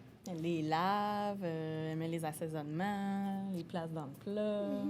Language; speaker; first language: French; native; French